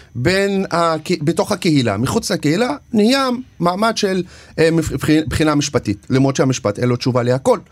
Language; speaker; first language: Hebrew; non-native, local second language; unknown